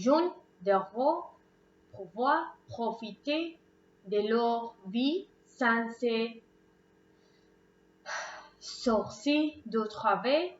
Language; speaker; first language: French; non-native, learner; Spanish